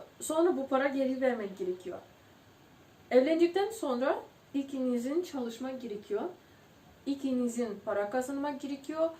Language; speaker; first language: Turkish; non-native, fluent; Ukrainian